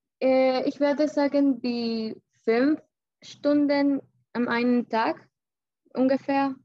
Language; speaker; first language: German; non-native, learner; Spanish